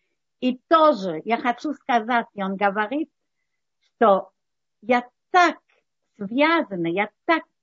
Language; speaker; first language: Russian; early bilingual, heritage; Russian